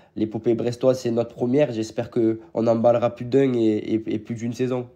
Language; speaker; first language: French; native; French